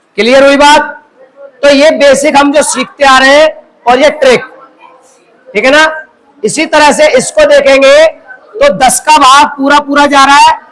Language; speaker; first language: Hindi; native; Hindi